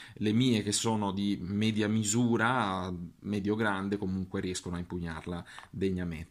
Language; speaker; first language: Italian; native; Italian